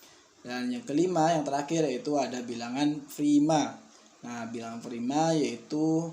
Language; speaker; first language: Indonesian; native; Indonesian